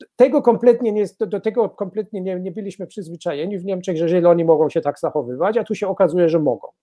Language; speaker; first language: Polish; non-native, fluent; German